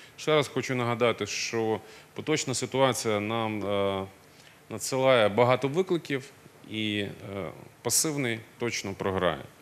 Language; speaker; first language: Ukrainian; non-native, local second language; Russian